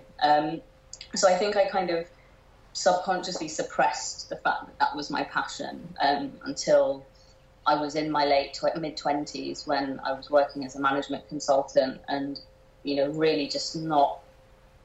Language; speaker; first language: English; native; English